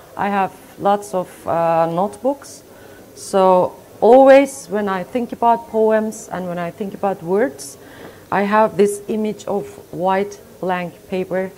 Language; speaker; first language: English; non-native, fluent; Turkish